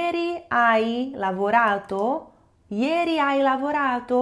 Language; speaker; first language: Italian; non-native, fluent; Portuguese